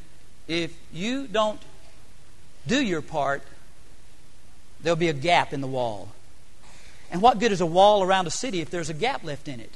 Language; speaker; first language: English; native; English